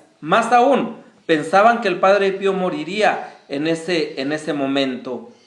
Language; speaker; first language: Spanish; native; Spanish